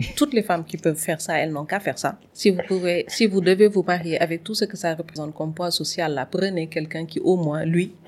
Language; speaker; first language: French; non-native, local second language; Wolof